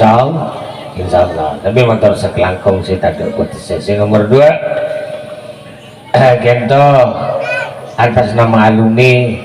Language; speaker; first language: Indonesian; non-native, local second language; Madurese